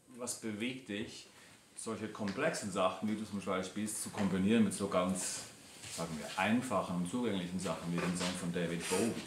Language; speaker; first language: German; native; German